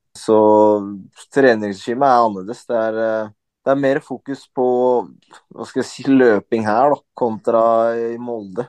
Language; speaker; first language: Norwegian; early bilingual, other home language; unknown